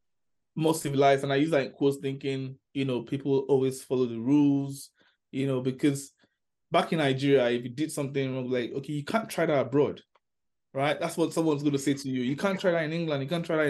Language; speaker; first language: English; non-native, local second language; Yoruba